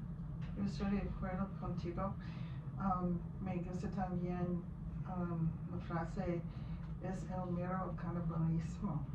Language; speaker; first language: Spanish; non-native, learner; English